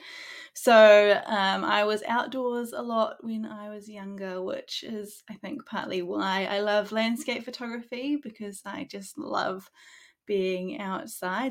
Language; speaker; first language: English; native; English